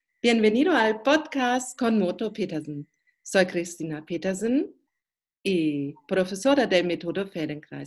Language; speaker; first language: Spanish; non-native, learner; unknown